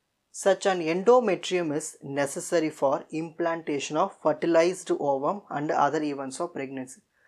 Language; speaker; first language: English; non-native, local second language; Tamil